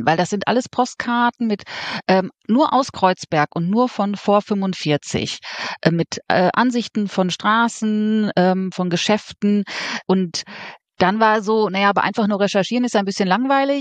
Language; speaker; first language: German; native; German